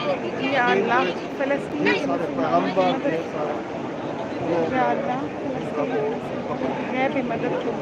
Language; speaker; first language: Arabic; native; Arabic